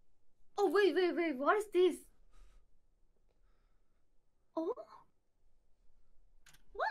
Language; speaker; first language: English; non-native, learner; Korean